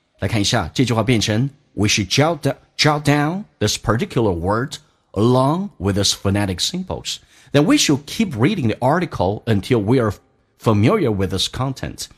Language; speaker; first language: English; non-native, fluent; Chinese